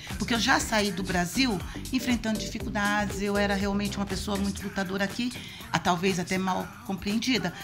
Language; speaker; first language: Portuguese; native; Portuguese